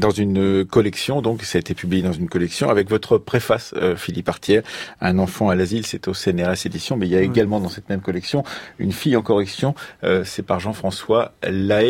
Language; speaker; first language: French; native; French